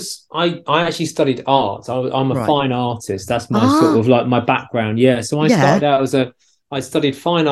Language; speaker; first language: English; native; English